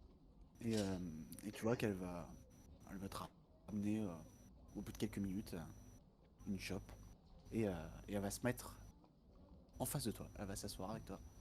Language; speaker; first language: French; native; French